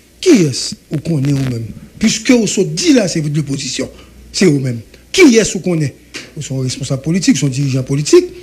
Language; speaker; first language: French; non-native, local second language; Haitian Creole